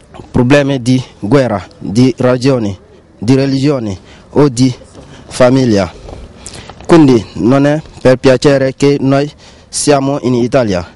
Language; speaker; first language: Italian; non-native, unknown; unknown